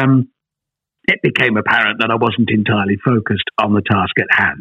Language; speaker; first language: English; native; English